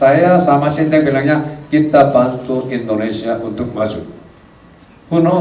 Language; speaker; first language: Indonesian; non-native, fluent; Korean